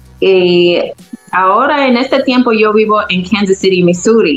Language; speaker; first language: Spanish; early bilingual, other home language; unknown